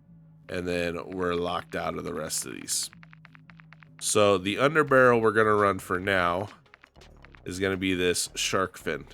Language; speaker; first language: English; native; English